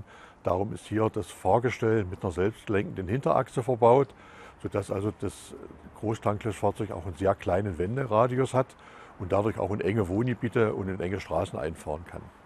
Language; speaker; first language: German; native; German